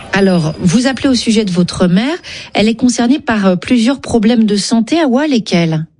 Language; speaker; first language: French; native; French